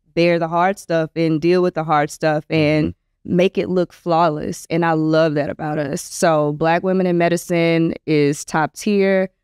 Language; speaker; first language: English; native; English